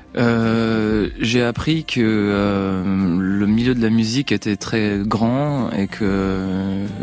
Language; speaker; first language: French; native; French